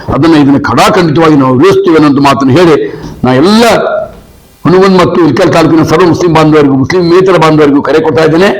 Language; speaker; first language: Kannada; non-native, local second language; Urdu